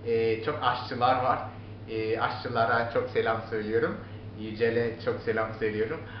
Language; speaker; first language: Turkish; non-native, learner; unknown